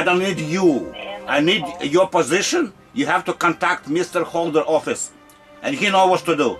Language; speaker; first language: English; non-native, learner; Russian